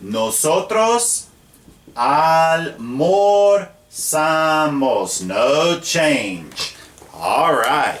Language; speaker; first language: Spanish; non-native, fluent; English